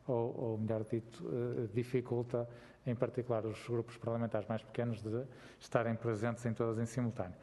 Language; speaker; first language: Portuguese; native; Portuguese